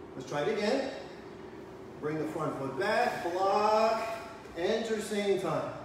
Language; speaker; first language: English; native; English